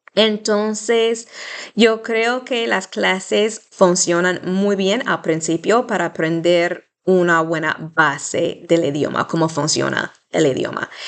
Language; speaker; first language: Spanish; non-native, fluent; English